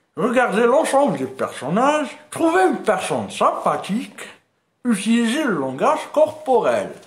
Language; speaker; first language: French; non-native, local second language; Arabic